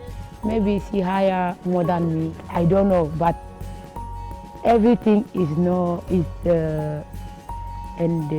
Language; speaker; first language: English; non-native, local second language; Wolof